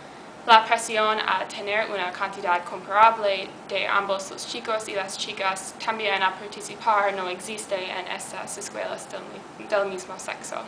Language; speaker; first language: Spanish; non-native, learner; English